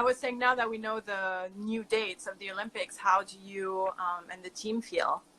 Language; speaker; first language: English; native; English